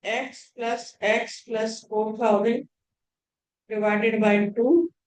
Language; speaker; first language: English; non-native, local second language; Hindi